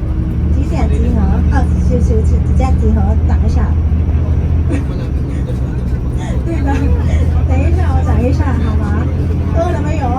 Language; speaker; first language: Chinese; non-native, learner; Thai